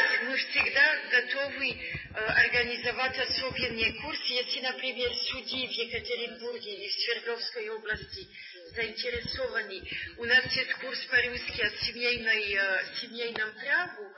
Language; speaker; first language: Russian; non-native, learner; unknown